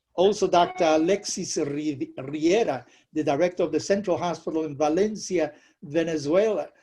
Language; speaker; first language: English; non-native, fluent; Spanish